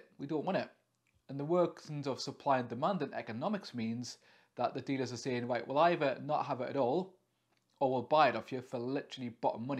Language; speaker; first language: English; native; English